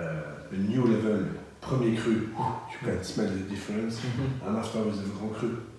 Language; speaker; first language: English; non-native, learner; French